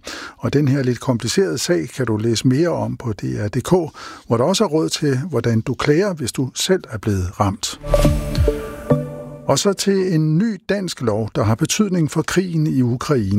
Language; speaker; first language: Danish; native; Danish